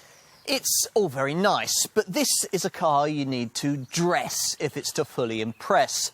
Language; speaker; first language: English; native; English